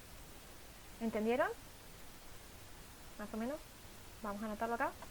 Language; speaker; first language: Spanish; native; Spanish